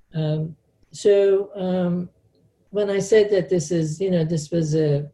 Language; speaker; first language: English; non-native, fluent; Turkish